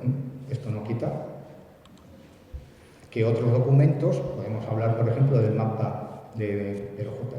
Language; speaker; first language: Spanish; native; Spanish